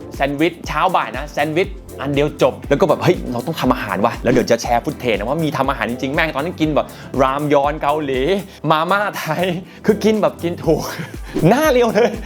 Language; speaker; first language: Thai; native; Thai